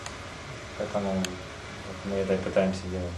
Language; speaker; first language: Russian; native; Russian